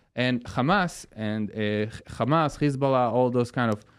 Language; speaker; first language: English; non-native, fluent; Hebrew